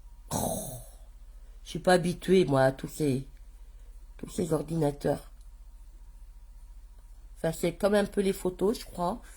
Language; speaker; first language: French; native; French